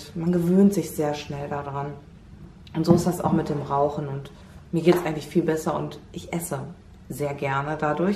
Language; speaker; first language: German; native; German